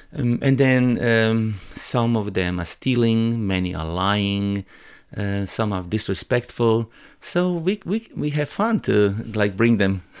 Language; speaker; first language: English; non-native, fluent; Croatian